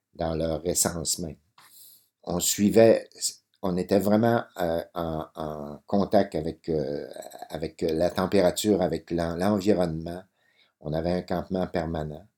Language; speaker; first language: French; native; French